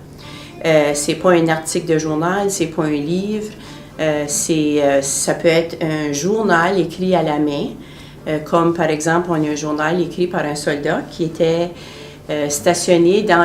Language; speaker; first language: French; native; French